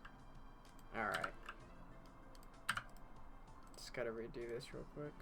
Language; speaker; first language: English; native; English